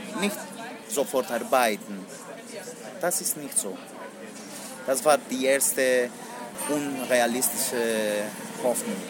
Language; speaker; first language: German; non-native, learner; Greek